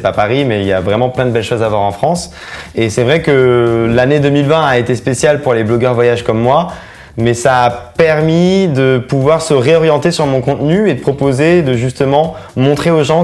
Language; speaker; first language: French; native; French